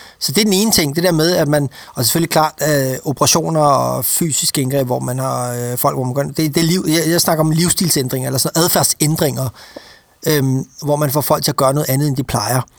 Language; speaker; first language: Danish; native; Danish